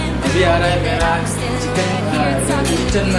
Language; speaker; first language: Hindi; non-native, local second language; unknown